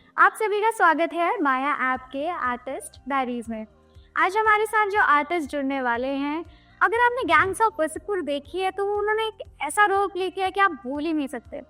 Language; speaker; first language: Hindi; native; Hindi